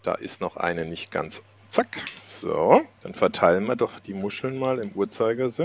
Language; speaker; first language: German; native; German